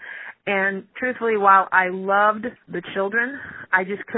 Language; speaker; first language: English; native; English